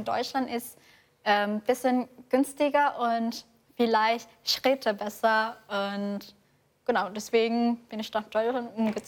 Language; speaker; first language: German; non-native, fluent; Indonesian